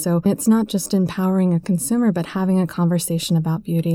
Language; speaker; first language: English; native; English